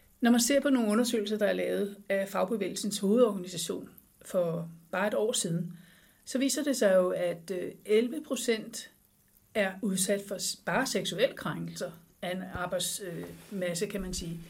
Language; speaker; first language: Danish; native; Danish